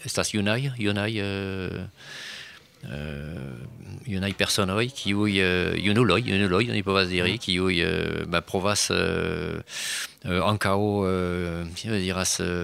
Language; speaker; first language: French; native; French